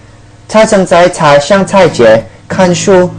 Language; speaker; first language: Chinese; non-native, learner; English